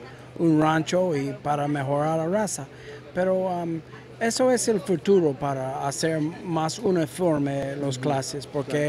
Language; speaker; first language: Spanish; non-native, learner; English